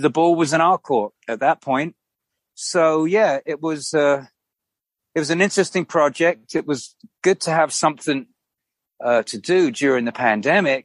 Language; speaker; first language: English; native; English